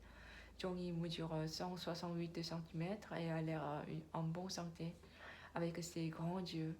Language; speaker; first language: French; non-native, learner; Korean